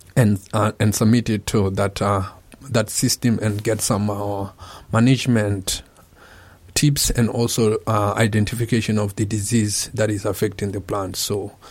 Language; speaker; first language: English; non-native, local second language; Tswana